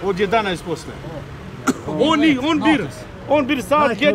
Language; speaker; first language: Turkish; non-native, learner; Gurani